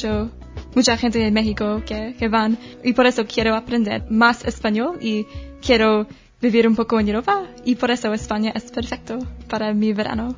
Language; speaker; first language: Spanish; non-native, learner; English